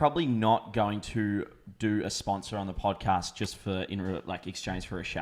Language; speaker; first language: English; native; English